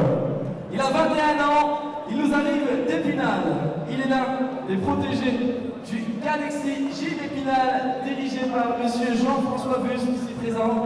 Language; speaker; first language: French; native; French